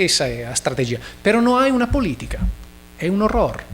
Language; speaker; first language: Portuguese; non-native, learner; Italian